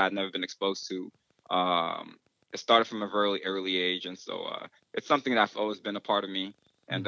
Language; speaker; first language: English; early bilingual, other home language; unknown